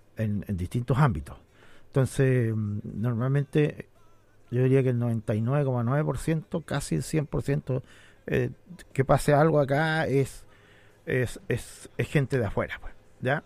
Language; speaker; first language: Spanish; native; Spanish